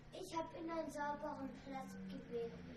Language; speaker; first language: German; early bilingual, other home language; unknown